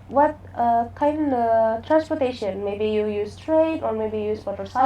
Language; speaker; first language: English; non-native, learner; Indonesian